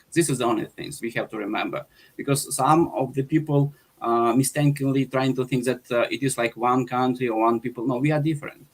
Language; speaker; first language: English; non-native, fluent; Ukrainian